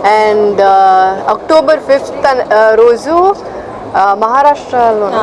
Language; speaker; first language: Telugu; non-native, fluent; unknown